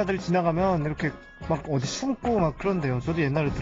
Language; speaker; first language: Korean; native; Korean